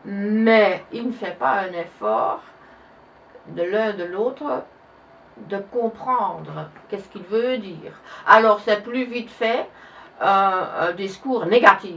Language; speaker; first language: French; non-native, local second language; Dutch